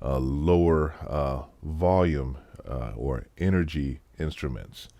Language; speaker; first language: English; native; English